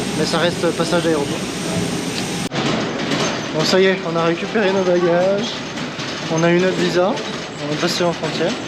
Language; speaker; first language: French; native; French